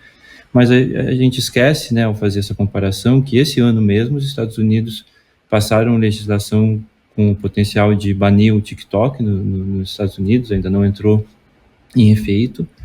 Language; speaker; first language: Portuguese; native; Portuguese